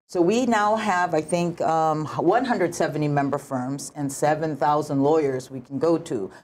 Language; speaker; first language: English; early bilingual, other home language; Japanese